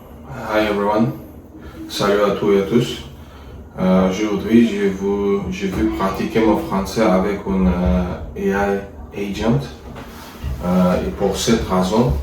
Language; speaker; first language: French; non-native, learner; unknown